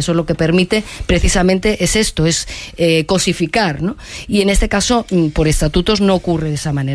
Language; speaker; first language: Spanish; native; Spanish